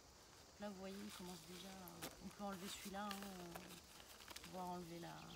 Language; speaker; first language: French; native; French